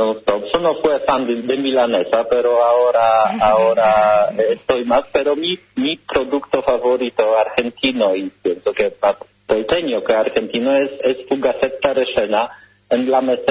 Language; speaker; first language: Spanish; non-native, learner; Polish